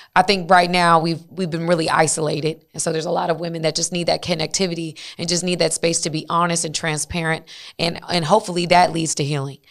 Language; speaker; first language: English; native; English